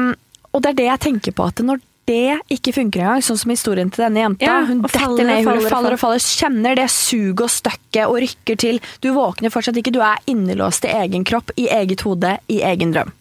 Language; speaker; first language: Norwegian; native; Norwegian